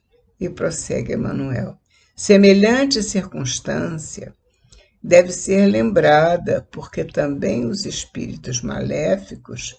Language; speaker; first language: Portuguese; native; Portuguese